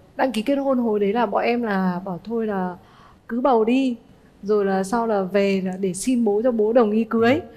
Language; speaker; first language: Vietnamese; native; Vietnamese